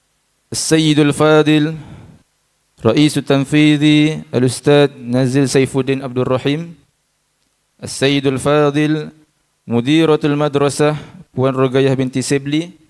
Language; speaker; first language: Arabic; non-native, fluent; Malay